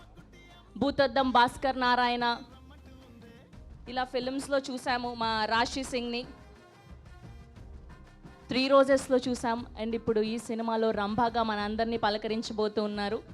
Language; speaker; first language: Telugu; native; Telugu